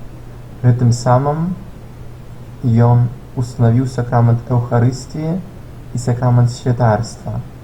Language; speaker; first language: Belarusian; non-native, local second language; Russian